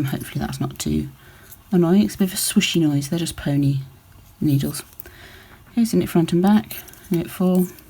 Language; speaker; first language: English; native; English